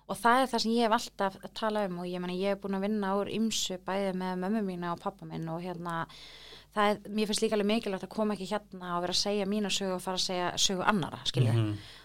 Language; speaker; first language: Icelandic; native; Icelandic